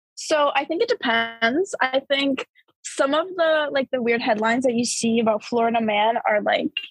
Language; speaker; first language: English; early bilingual, other home language; Bulgarian